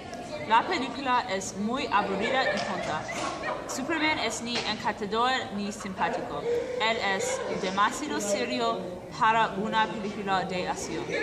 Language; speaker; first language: Spanish; non-native, learner; English